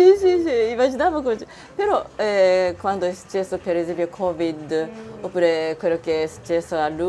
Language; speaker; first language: Italian; non-native, fluent; Japanese